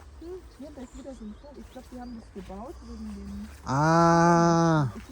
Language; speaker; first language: German; native; German